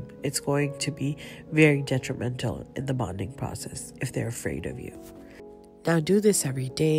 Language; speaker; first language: English; native; English